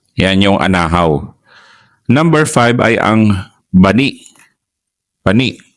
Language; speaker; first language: Filipino; native; Filipino